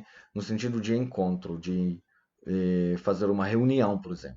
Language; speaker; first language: Portuguese; non-native, fluent; Hebrew